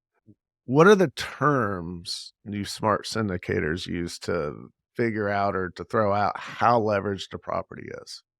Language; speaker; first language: English; native; English